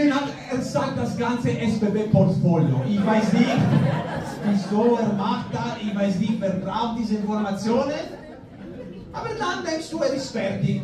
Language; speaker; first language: German; non-native, fluent; Spanish